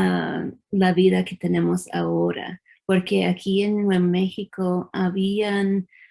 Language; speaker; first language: Spanish; early bilingual, heritage; English